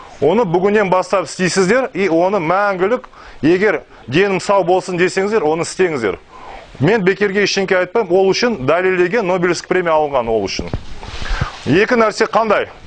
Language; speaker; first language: Kazakh; non-native, local second language; Russian